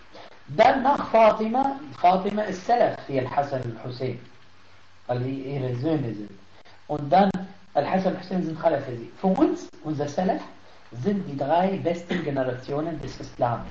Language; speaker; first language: German; non-native, fluent; Arabic